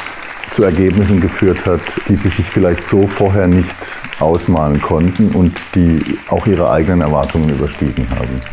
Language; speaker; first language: German; native; German